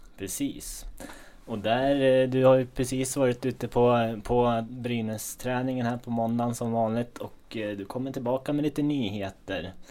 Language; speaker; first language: Swedish; native; Swedish